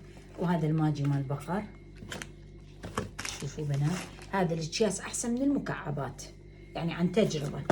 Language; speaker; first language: Arabic; native; Arabic